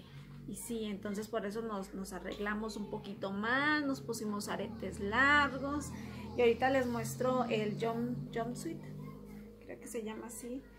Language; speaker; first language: Spanish; early bilingual, heritage; Spanish